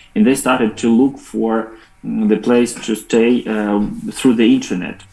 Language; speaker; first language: English; non-native, fluent; Ukrainian